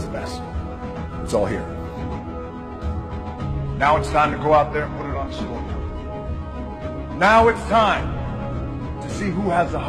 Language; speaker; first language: English; native; English